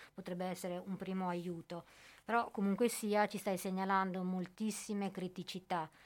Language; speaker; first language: Italian; native; Italian